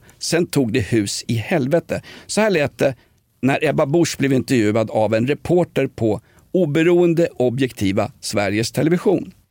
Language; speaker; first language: Swedish; native; Swedish